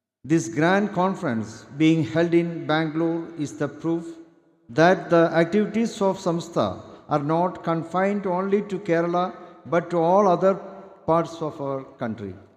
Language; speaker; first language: English; non-native, local second language; Malayalam